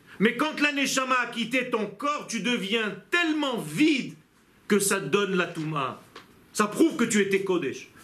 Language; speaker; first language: French; non-native, fluent; Hebrew